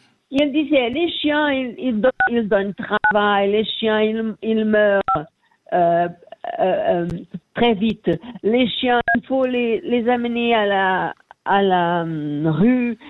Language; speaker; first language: French; non-native, fluent; Portuguese